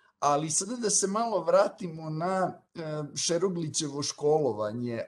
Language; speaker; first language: Serbian; native; Serbian